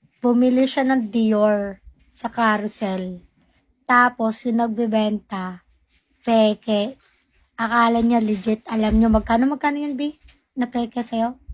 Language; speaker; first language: Filipino; non-native, local second language; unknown